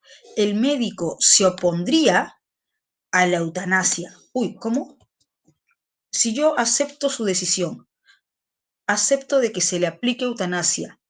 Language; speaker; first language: Spanish; native; Spanish